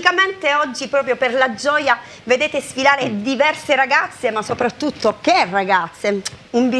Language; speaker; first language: Italian; native; Italian